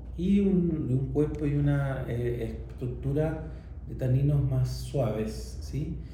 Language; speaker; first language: Spanish; native; Spanish